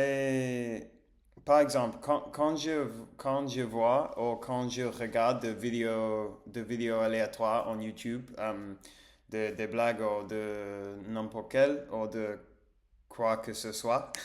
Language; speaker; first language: French; non-native, learner; English